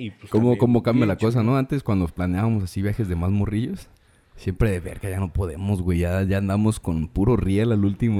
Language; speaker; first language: Spanish; native; Spanish